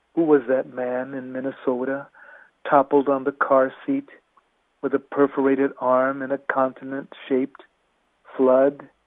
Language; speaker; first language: English; early bilingual, other home language; Spanish